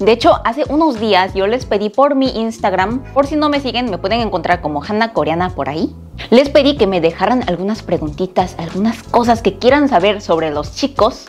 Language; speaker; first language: Spanish; non-native, fluent; Korean